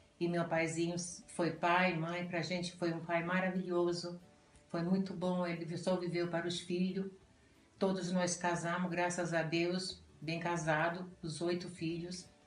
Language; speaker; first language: Portuguese; non-native, fluent; Italian